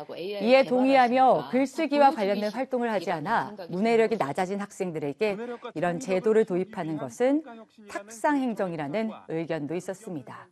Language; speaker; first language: Korean; native; Korean